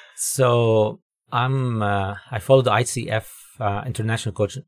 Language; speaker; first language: English; non-native, fluent; Arabic